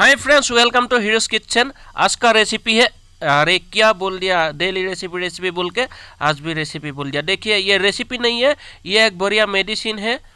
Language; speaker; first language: Hindi; non-native, local second language; Assamese